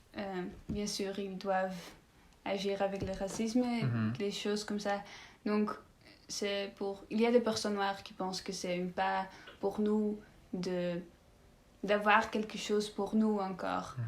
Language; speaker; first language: French; non-native, learner; Dutch